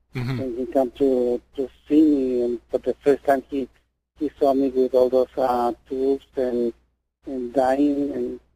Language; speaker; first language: English; non-native, fluent; Spanish